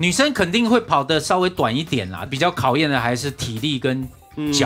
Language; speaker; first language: Chinese; native; Chinese